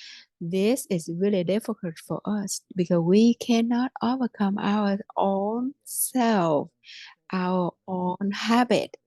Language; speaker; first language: English; non-native, fluent; Vietnamese